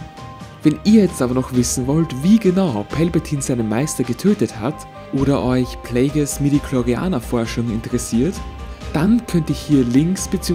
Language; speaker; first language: German; native; German